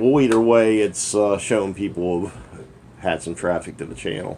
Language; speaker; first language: English; native; English